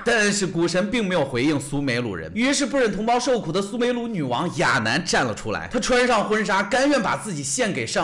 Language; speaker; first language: Chinese; native; Chinese